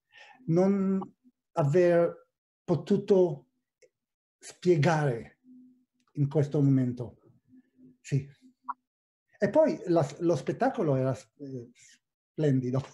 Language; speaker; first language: Italian; non-native, fluent; Hebrew